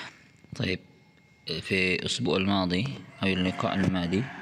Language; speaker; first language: Arabic; non-native, fluent; Indonesian